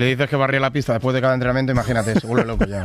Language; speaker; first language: Spanish; native; Spanish